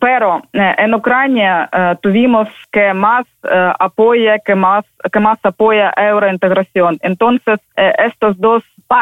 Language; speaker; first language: Spanish; non-native, learner; Ukrainian